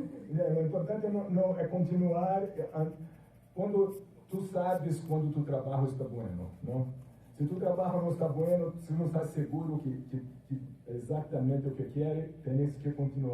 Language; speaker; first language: Spanish; non-native, fluent; Portuguese